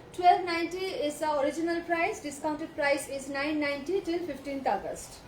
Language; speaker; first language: Hindi; non-native, local second language; Bangla